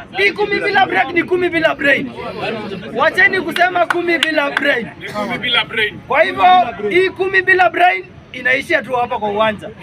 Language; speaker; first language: Swahili; non-native, local second language; Kalenjin